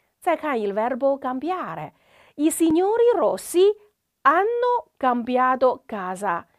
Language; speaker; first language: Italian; non-native, fluent; Chinese